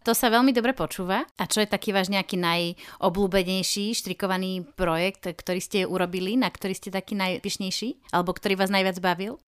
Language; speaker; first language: Slovak; native; Slovak